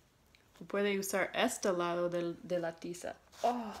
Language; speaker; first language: Spanish; non-native, fluent; English